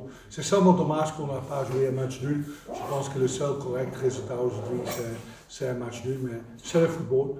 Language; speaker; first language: French; non-native, fluent; Dutch